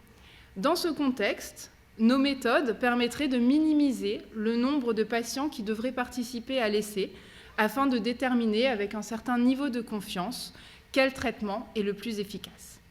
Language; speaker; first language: French; native; French